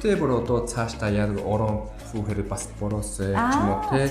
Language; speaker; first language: Mongolian; non-native, fluent; Japanese